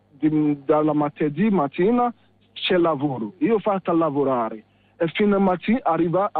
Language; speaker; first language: Italian; non-native, learner; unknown